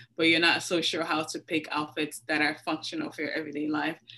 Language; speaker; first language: English; non-native, local second language; Yoruba